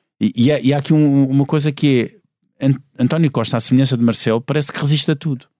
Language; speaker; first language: Portuguese; native; Portuguese